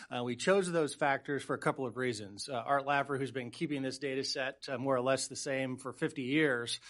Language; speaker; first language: English; native; English